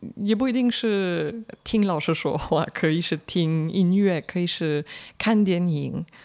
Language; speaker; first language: Chinese; non-native, fluent; French